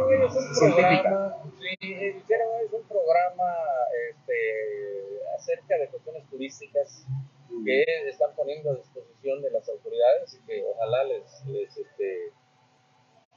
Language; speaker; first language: Spanish; native; Spanish